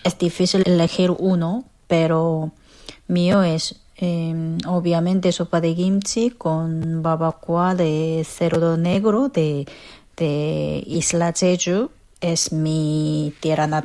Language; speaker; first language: Spanish; non-native, learner; Korean